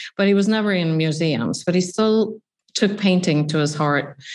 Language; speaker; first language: English; non-native, fluent; Swedish